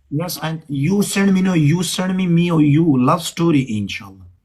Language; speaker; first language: English; non-native, learner; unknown